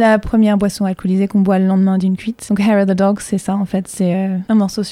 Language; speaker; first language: French; native; French